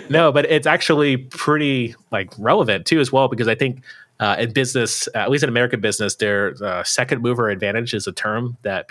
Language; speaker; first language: English; native; English